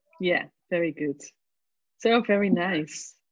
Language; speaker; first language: English; non-native, fluent; Dutch